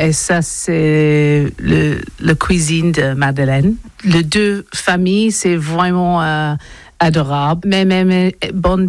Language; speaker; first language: French; non-native, learner; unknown